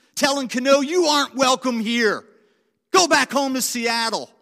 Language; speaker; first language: English; native; English